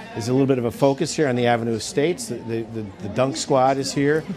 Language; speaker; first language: English; native; English